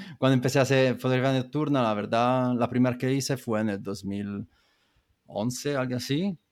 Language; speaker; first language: Spanish; non-native, fluent; Italian